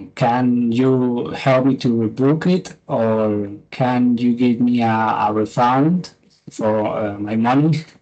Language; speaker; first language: English; non-native, fluent; Spanish